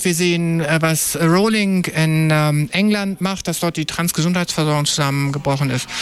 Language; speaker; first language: German; native; German